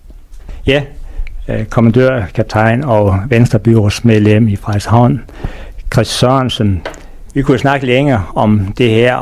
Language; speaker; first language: Danish; native; Danish